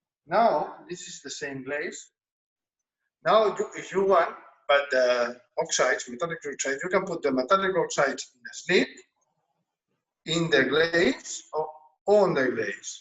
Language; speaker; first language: English; non-native, learner; Spanish